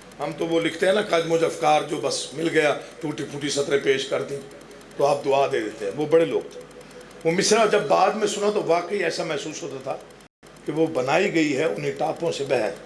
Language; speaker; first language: Urdu; non-native, local second language; Saraiki